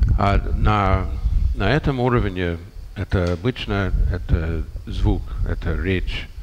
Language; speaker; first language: Russian; non-native, fluent; English